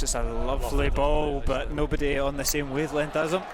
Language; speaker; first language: English; native; English